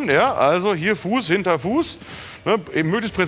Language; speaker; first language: German; native; German